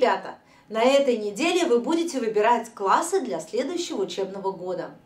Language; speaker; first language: Russian; native; Russian